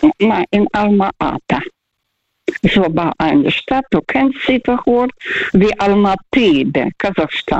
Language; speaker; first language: German; non-native, fluent; Russian